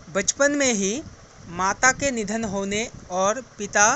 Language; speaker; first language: Hindi; non-native, local second language; Assamese